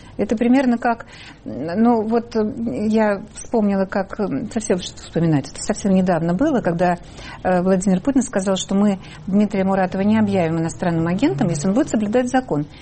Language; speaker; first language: Russian; native; Russian